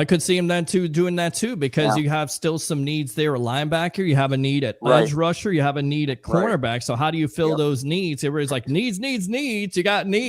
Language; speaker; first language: English; native; English